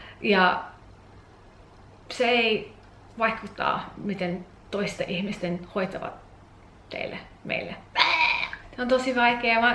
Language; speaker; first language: Finnish; non-native, learner; English